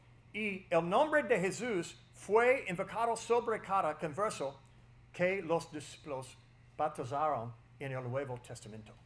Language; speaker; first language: Spanish; non-native, fluent; English